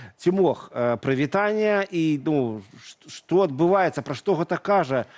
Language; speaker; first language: Belarusian; native; Belarusian